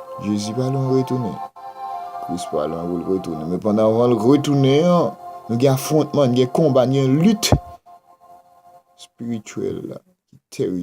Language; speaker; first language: French; non-native, local second language; Haitian Creole